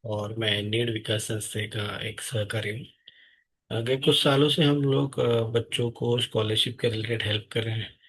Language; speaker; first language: Hindi; non-native, local second language; Marathi